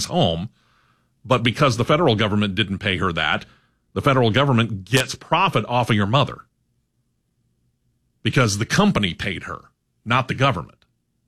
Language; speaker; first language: English; native; English